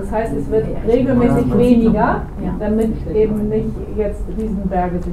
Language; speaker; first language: German; native; German